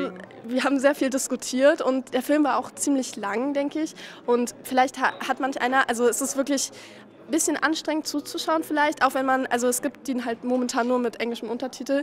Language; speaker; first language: German; native; German